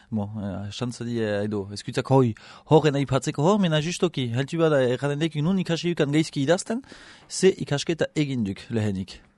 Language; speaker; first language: Basque; native; Basque